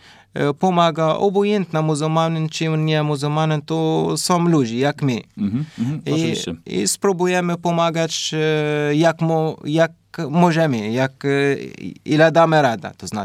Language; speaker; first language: Polish; non-native, learner; Arabic